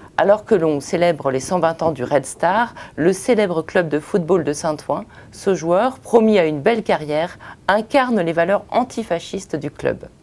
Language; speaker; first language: French; native; French